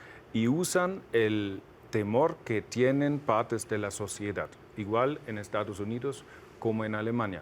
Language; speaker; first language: Spanish; non-native, fluent; German